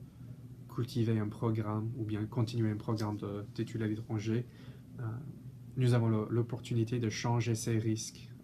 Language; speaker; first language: French; non-native, fluent; English